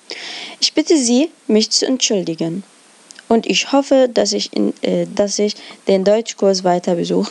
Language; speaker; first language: German; non-native, fluent; Arabic